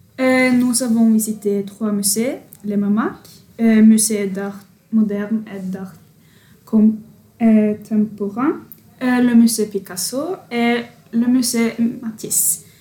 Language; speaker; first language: French; non-native, learner; Norwegian